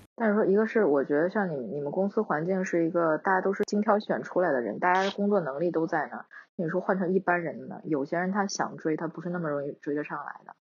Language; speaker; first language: Chinese; non-native, local second language; Korean